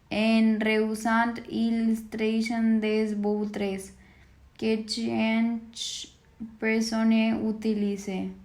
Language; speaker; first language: French; non-native, learner; Spanish